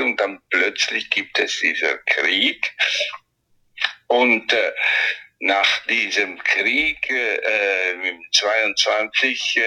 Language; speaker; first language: German; non-native, fluent; Italian